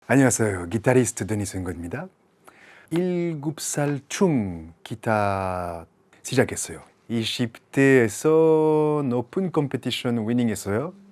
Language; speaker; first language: Korean; non-native, learner; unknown